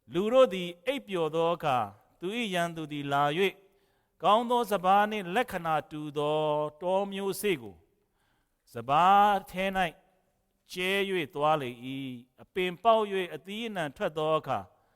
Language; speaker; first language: Burmese; non-native, local second language; Kachin